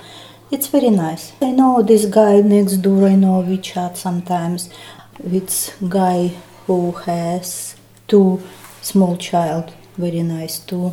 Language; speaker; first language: English; non-native, learner; Russian